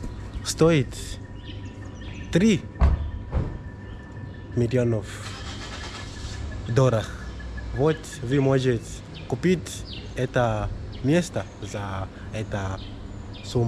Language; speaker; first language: Russian; non-native, learner; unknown